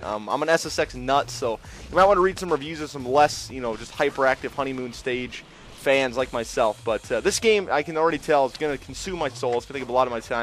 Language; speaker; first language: English; native; English